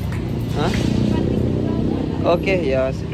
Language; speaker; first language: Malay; non-native, learner; Urdu